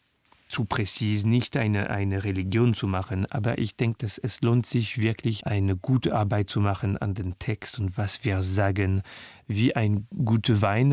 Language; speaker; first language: German; non-native, fluent; French